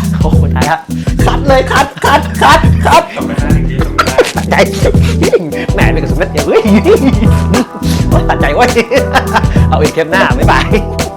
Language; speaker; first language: Thai; native; Thai